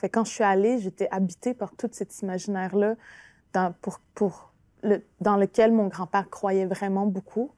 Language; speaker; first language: French; non-native, local second language; Innu-aimun